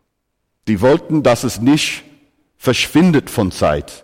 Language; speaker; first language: German; non-native, fluent; English